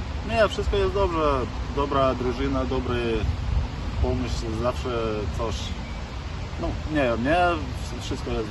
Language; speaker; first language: Polish; non-native, learner; Lithuanian